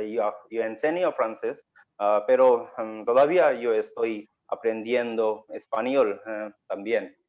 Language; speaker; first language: Spanish; non-native, learner; Bangla